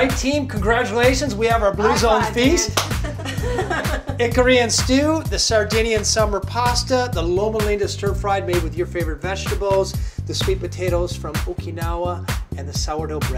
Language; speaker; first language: English; native; English